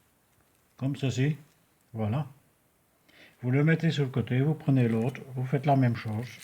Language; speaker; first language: French; native; French